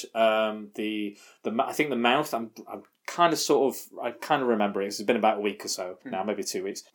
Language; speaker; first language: English; native; English